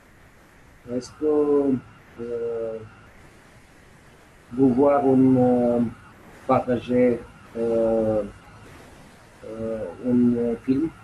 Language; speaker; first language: French; non-native, learner; Romanian